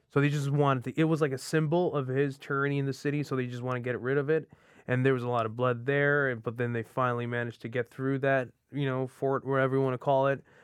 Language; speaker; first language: English; early bilingual, other home language; Arabic